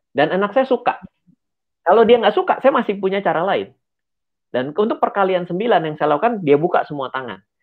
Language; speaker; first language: Indonesian; native; Indonesian